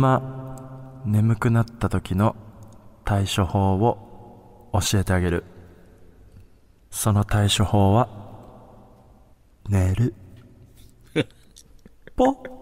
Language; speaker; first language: Japanese; native; Japanese